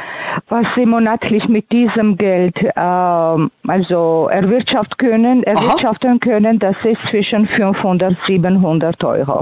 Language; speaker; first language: German; non-native, fluent; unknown